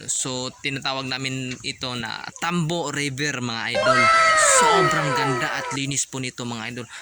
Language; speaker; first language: Filipino; non-native, local second language; Cebuano